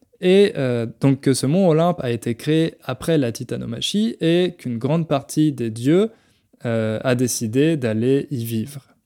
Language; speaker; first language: French; native; French